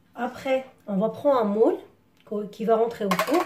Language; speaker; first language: French; non-native, local second language; Arabic